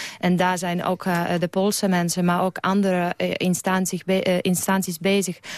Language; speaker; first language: Dutch; non-native, fluent; Polish